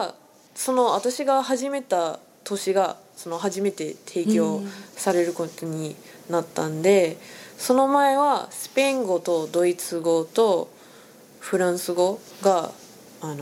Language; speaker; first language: Japanese; non-native, fluent; English